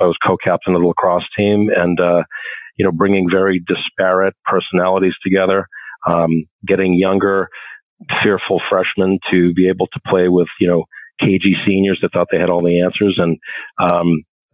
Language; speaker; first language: English; native; English